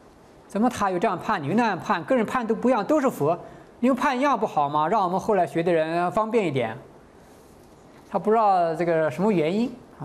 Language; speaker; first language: Chinese; native; Chinese